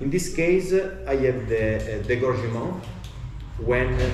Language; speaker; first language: English; non-native, learner; Italian